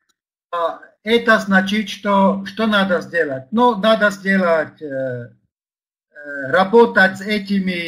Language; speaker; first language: Polish; non-native, learner; Slovak